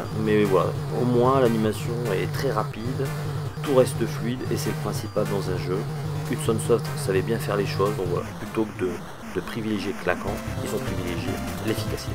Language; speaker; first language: French; native; French